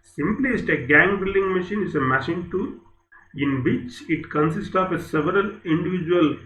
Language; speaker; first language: English; non-native, local second language; Kannada